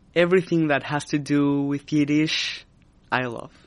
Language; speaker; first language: English; non-native, fluent; Spanish